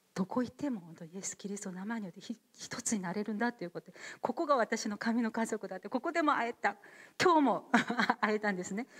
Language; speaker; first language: Japanese; non-native, fluent; Korean